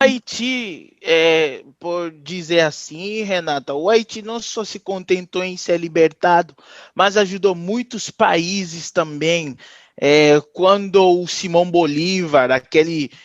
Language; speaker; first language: Portuguese; non-native, fluent; Haitian Creole